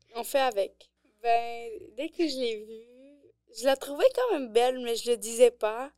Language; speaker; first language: French; early bilingual, other home language; Arabic